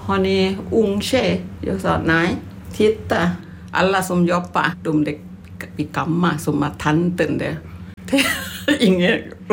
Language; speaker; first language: Swedish; non-native, learner; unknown